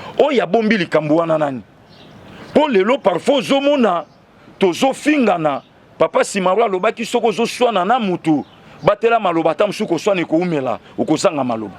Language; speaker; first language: Lingala; non-native, local second language; Mongo